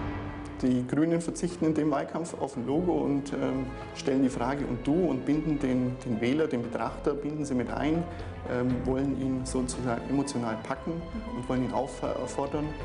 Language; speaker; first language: German; native; German